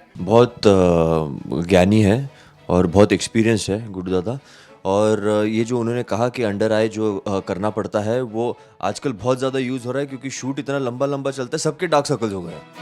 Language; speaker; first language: Hindi; non-native, local second language; Marathi